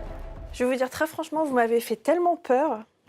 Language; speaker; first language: French; native; French